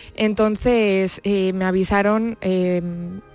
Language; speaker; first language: Spanish; native; Spanish